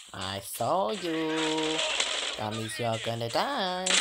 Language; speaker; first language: English; native; English